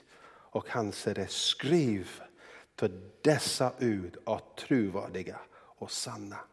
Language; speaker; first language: Swedish; non-native, fluent; English